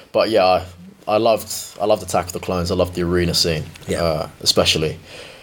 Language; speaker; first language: English; native; English